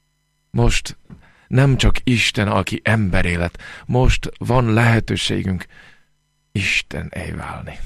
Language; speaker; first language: Hungarian; non-native, fluent; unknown